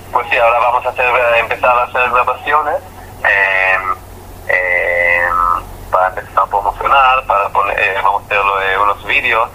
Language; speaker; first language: Spanish; non-native, fluent; Hebrew